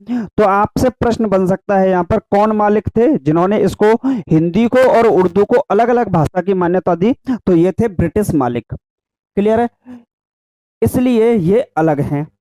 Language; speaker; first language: Hindi; native; Hindi